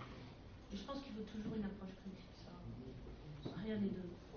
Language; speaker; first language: French; native; French